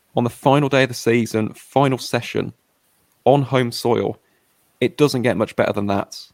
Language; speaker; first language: English; native; English